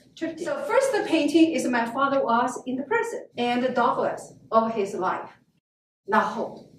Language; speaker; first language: English; non-native, learner; Chinese